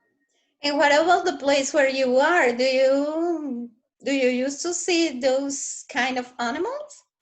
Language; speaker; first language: English; non-native, fluent; Spanish